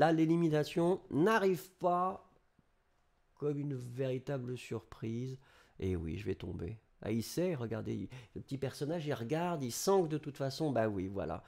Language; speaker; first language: French; native; French